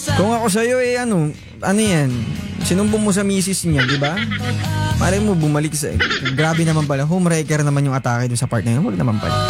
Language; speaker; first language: Filipino; non-native, local second language; Hiligaynon